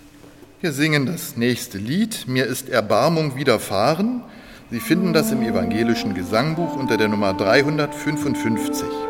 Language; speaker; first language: German; native; German